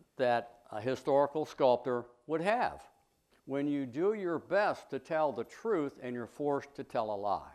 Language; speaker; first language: English; native; English